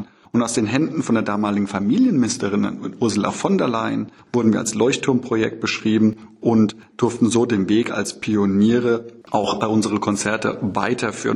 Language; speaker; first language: German; native; German